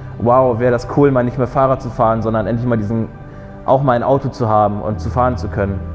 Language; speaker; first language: German; early bilingual, other home language; Polish